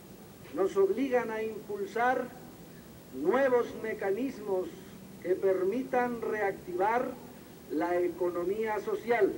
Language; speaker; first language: Spanish; native; Spanish